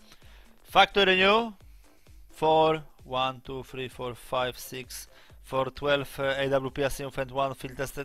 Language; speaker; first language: English; non-native, learner; Polish